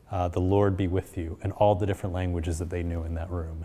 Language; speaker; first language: English; early bilingual, other home language; Spanish